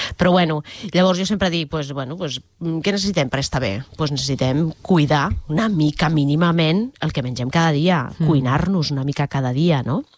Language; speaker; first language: Catalan; non-native, local second language; Spanish